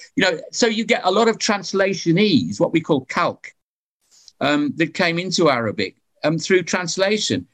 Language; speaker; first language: English; native; English